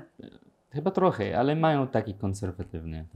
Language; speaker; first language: Polish; non-native, learner; Arabic